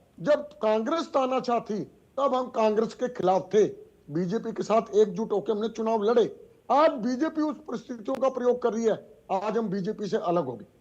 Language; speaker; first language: Hindi; native; Hindi